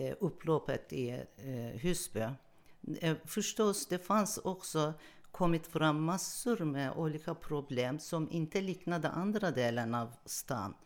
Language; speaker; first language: Swedish; non-native, learner; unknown